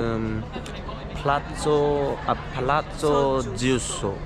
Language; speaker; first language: Korean; native; Korean